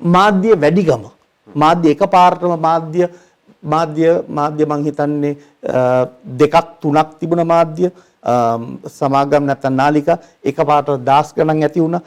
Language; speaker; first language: Sinhala; non-native, local second language; Tamil